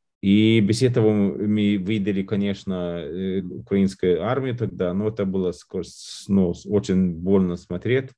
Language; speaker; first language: Russian; non-native, fluent; Lithuanian